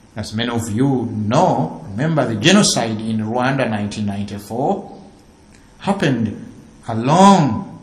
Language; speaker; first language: English; non-native, local second language; Ganda